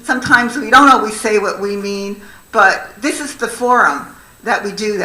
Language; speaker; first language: English; native; English